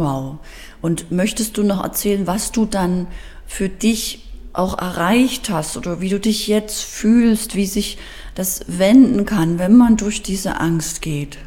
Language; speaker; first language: German; native; German